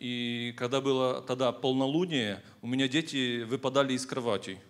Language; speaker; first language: Polish; non-native, learner; Russian